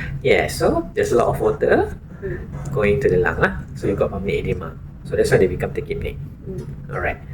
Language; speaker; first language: English; non-native, local second language; Malay